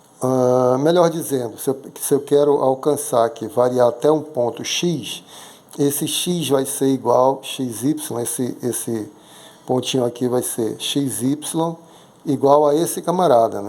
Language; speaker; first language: Portuguese; native; Portuguese